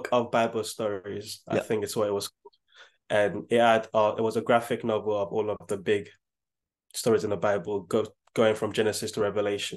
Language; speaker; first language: English; non-native, local second language; Yoruba